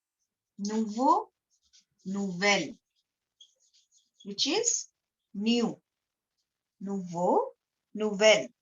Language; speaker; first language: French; non-native, learner; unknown